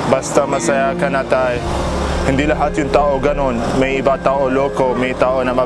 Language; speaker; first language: Filipino; non-native, learner; Arabic